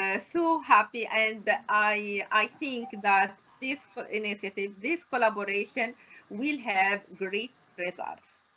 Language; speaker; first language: English; non-native, fluent; Arabic